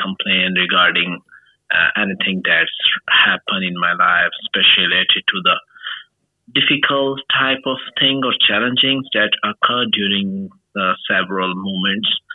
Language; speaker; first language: English; non-native, local second language; Urdu